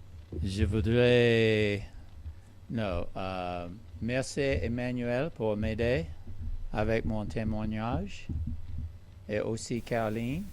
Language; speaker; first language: French; non-native, learner; English